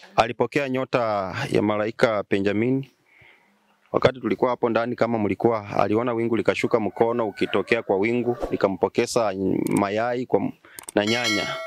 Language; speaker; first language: Swahili; non-native, local second language; Luyia